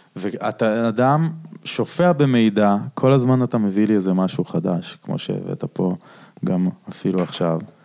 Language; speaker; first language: Hebrew; native; Hebrew